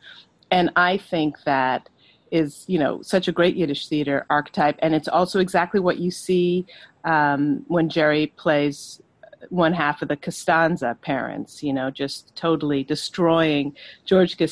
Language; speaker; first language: English; native; English